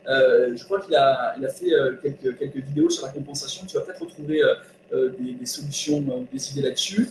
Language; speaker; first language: French; native; French